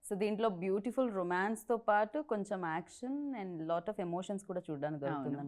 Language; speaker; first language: Telugu; native; Telugu